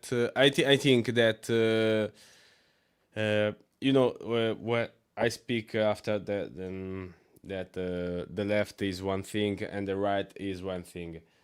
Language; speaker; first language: English; non-native, learner; Italian